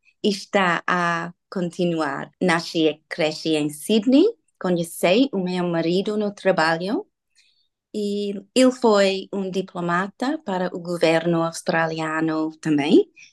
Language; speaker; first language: Portuguese; non-native, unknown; English